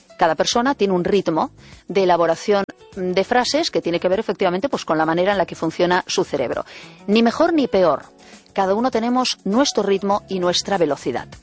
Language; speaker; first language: Spanish; native; Spanish